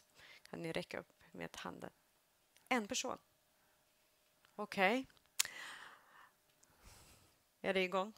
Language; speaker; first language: Swedish; non-native, fluent; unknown